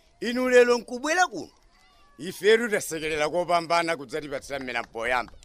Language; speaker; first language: Nyanja; native; Nyanja